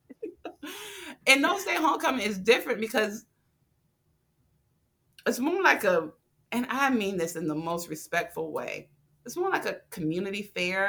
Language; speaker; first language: English; native; English